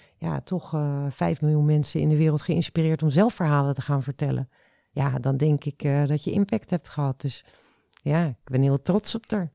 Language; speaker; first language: Dutch; native; Dutch